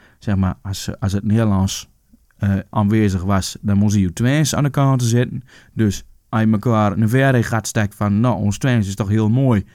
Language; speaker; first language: Dutch; native; Dutch